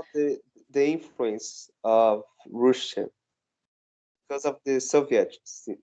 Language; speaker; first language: English; non-native, learner; Portuguese